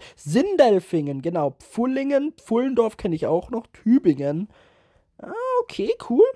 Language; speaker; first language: German; native; German